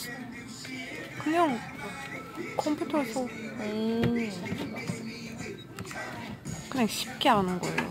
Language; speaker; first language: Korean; non-native, learner; Turkish